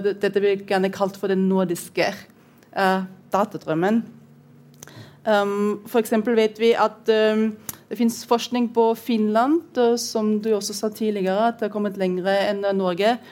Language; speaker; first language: Norwegian; non-native, fluent; German